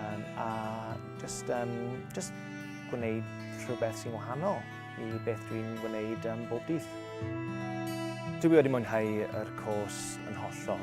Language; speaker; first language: Welsh; non-native, local second language; English